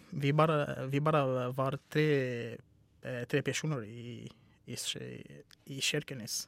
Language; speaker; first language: Norwegian; non-native, learner; Arabic